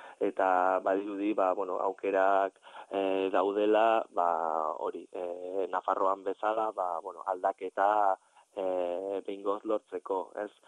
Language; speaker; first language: Basque; non-native, fluent; Catalan